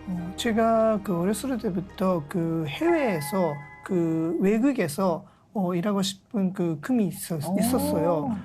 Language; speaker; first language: Korean; non-native, learner; Japanese